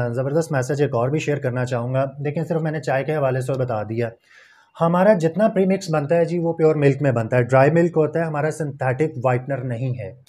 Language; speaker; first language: Urdu; non-native, local second language; Punjabi